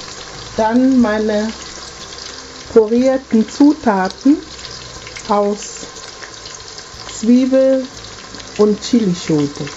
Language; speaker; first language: German; non-native, fluent; Akan